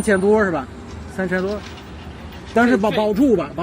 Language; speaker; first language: Chinese; non-native, fluent; Portuguese